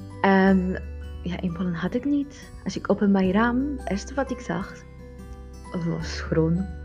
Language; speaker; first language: Dutch; non-native, learner; Polish